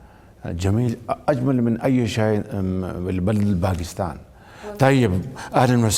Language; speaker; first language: Arabic; non-native, learner; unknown